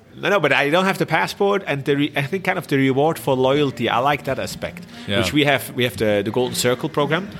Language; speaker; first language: English; non-native, fluent; Swiss German